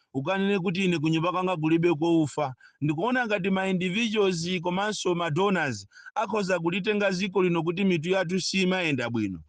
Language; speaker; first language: Nyanja; non-native, local second language; Yao